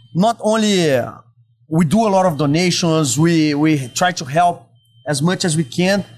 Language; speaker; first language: English; non-native, fluent; Portuguese